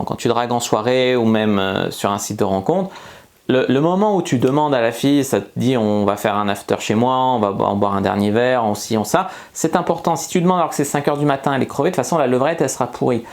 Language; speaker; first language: French; native; French